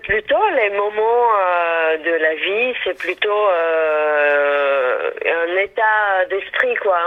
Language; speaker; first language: French; non-native, fluent; Armenian